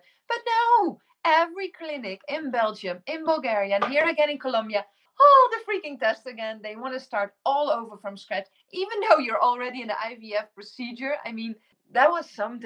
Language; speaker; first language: English; non-native, fluent; Dutch